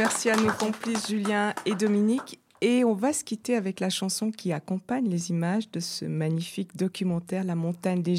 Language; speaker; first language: French; native; French